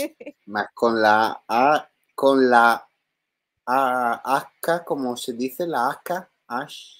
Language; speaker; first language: Spanish; non-native, learner; Italian